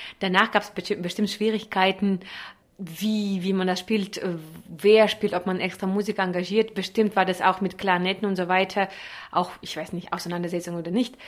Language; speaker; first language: German; non-native, fluent; Russian